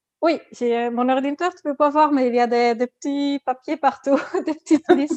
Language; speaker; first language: French; non-native, learner; Dutch